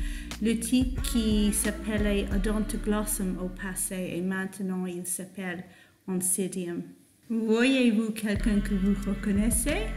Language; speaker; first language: French; non-native, fluent; English